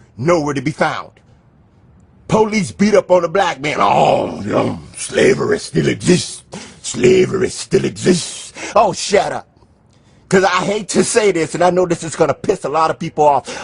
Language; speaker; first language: English; native; English